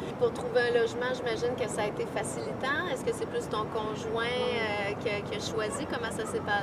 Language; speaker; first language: French; native; French